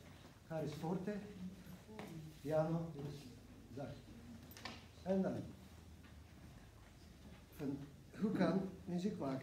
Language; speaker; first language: Dutch; non-native, learner; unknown